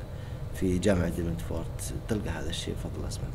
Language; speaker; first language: Arabic; native; Arabic